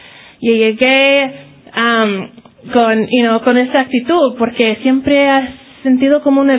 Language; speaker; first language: Spanish; early bilingual, heritage; Spanish